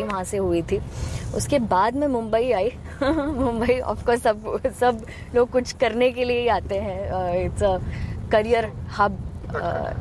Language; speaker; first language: Hindi; native; Hindi